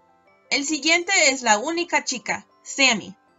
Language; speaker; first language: Spanish; non-native, learner; English